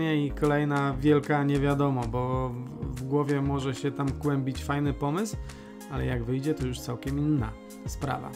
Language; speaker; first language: Polish; native; Polish